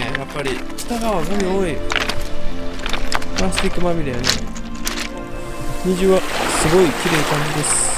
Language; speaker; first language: Japanese; native; Japanese